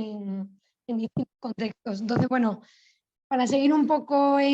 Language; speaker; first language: Spanish; native; Spanish